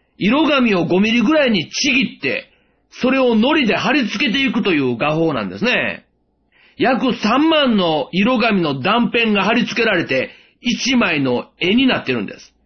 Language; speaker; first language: Japanese; native; Japanese